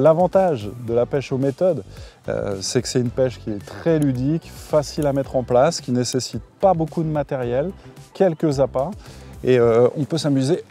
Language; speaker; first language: French; native; French